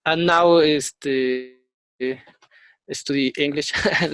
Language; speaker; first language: English; non-native, learner; Spanish